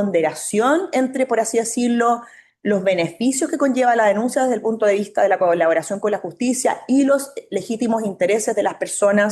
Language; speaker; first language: Spanish; native; Spanish